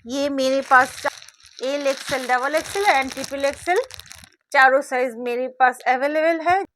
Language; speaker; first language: Hindi; non-native, local second language; Bangla